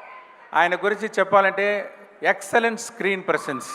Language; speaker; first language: Telugu; non-native, local second language; Tamil